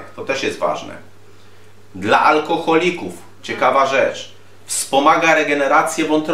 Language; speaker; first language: Polish; native; Polish